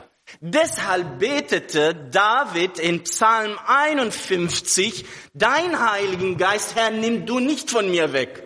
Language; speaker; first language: German; non-native, fluent; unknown